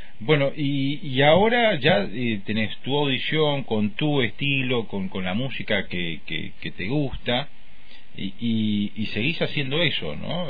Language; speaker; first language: Spanish; native; Spanish